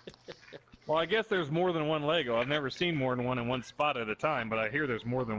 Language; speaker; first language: English; native; English